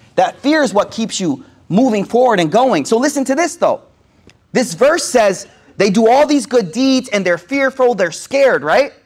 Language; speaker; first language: English; native; English